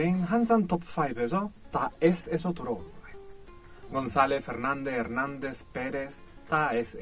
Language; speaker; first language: Korean; non-native, fluent; Spanish